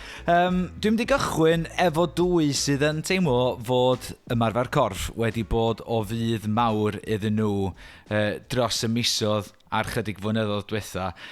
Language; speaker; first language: Welsh; native; Welsh